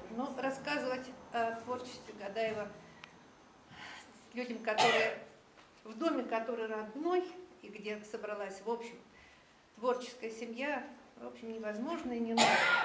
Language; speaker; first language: Russian; native; Russian